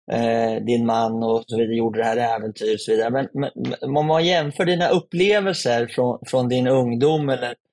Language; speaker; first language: Swedish; native; Swedish